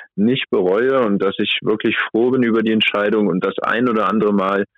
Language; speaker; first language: German; native; German